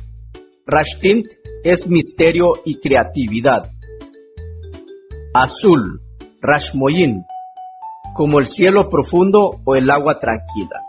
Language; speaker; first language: Spanish; non-native, local second language; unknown